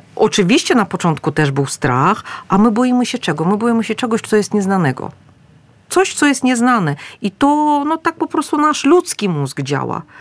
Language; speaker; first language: Polish; non-native, fluent; Russian